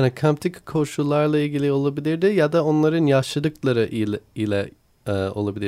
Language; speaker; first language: Turkish; non-native, learner; English